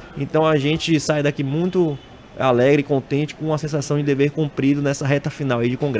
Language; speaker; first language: Portuguese; native; Portuguese